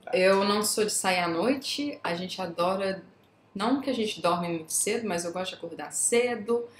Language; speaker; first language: Portuguese; native; Portuguese